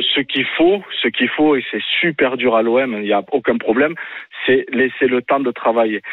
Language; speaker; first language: French; native; French